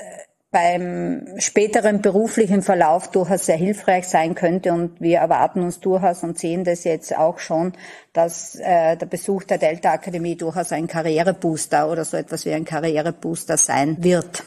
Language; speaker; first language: German; native; German